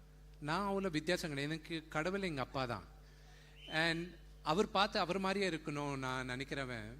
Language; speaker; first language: Tamil; non-native, local second language; Telugu